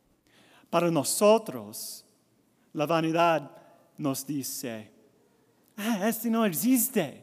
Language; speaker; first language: Spanish; non-native, learner; English